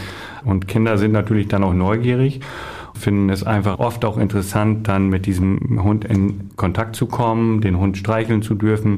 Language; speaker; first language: German; native; German